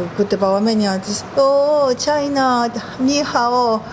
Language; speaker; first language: Romanian; non-native, learner; Japanese